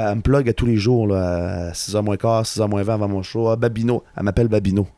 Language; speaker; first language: French; native; French